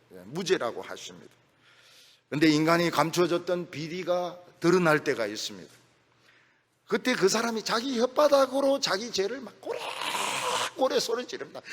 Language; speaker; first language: Korean; native; Korean